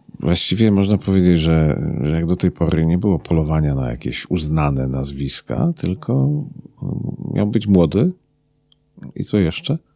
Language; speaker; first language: Polish; native; Polish